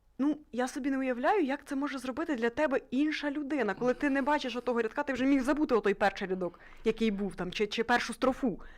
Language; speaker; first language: Ukrainian; native; Ukrainian